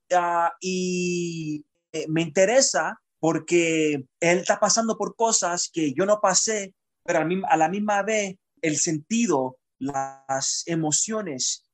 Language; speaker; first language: Spanish; early bilingual, heritage; Spanish